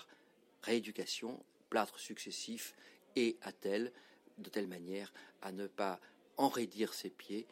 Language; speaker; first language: French; native; French